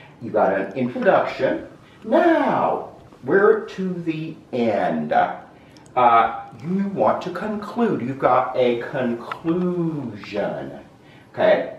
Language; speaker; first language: English; native; English